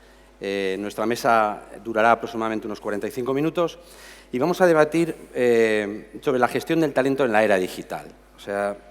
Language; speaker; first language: Spanish; native; Spanish